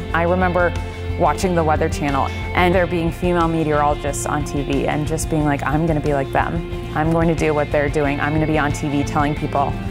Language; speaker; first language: English; native; English